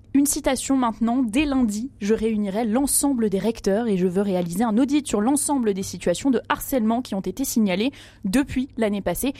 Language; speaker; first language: French; native; French